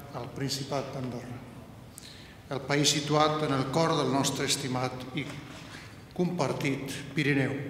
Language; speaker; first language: Catalan; non-native, local second language; Spanish